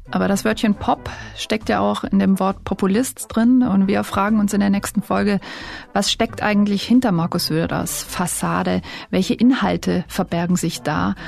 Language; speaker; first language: German; native; German